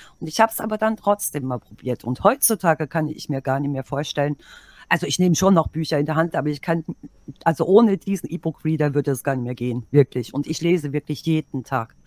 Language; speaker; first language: German; native; German